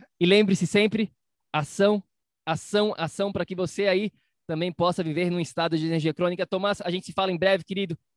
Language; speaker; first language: Portuguese; native; Portuguese